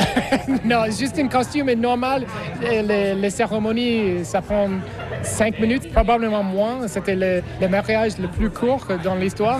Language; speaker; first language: French; non-native, fluent; English